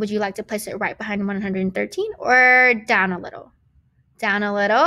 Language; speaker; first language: English; native; English